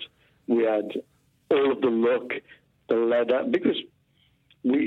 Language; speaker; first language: English; native; English